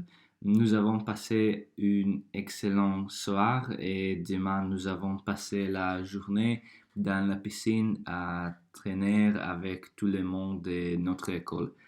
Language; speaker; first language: French; non-native, learner; Croatian